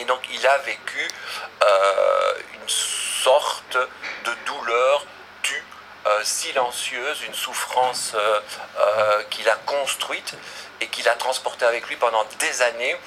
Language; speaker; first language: French; native; French